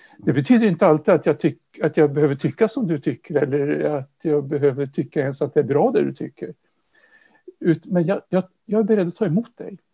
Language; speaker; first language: Swedish; native; Swedish